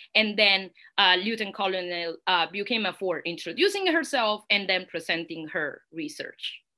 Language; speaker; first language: English; non-native, fluent; Italian